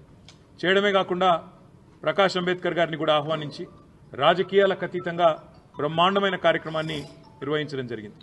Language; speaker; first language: Telugu; native; Telugu